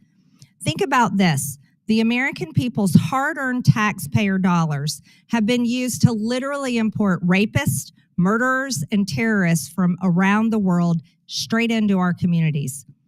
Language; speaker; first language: English; native; English